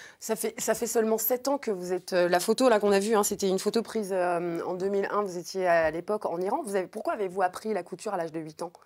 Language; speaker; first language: French; native; French